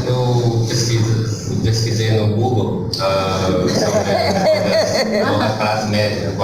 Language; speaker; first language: Portuguese; non-native, learner; Chinese